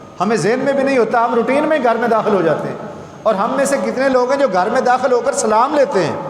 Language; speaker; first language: Urdu; non-native, local second language; Punjabi